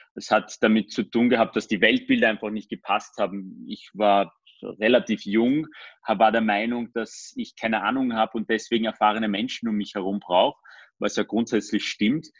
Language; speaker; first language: German; early bilingual, other home language; Armenian